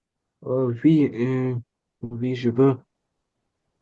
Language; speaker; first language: French; non-native, learner; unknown